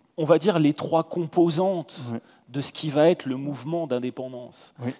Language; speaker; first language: French; native; French